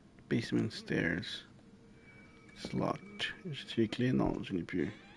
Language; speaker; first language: French; native; French